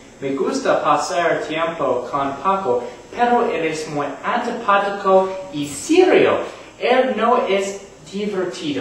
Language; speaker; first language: Spanish; non-native, learner; English